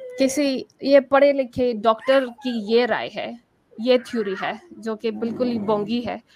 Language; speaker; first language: Urdu; non-native, fluent; Persian